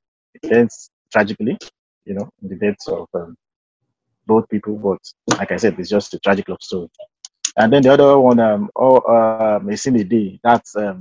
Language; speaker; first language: English; non-native, local second language; Yoruba